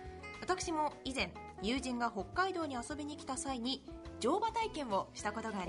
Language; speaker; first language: Japanese; native; Japanese